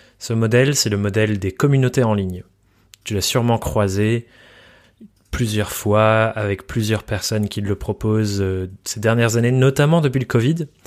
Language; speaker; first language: French; native; French